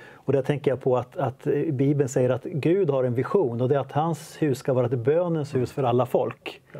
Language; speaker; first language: Swedish; native; Swedish